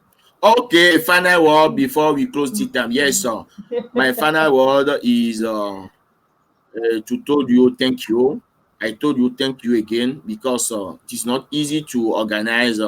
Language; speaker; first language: English; non-native, learner; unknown